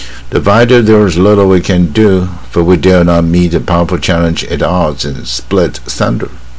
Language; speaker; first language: English; non-native, fluent; Chinese